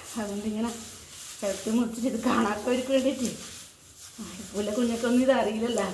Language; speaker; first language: Malayalam; native; Malayalam